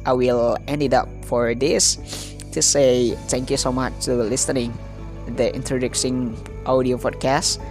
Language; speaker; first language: English; non-native, learner; Indonesian